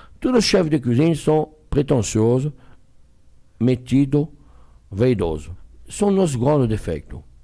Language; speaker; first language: Portuguese; non-native, fluent; French